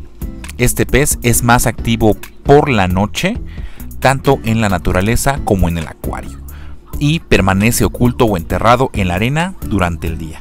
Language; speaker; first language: Spanish; native; Spanish